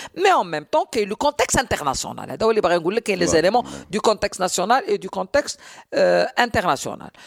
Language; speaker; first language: French; non-native, local second language; Arabic